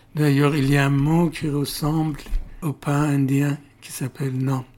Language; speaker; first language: French; non-native, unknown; Persian